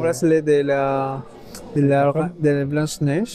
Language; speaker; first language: French; non-native, fluent; Spanish